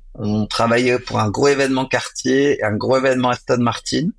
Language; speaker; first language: French; native; French